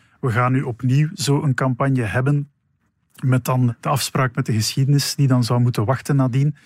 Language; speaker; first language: Dutch; native; Dutch